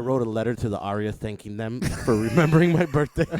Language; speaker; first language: English; native; English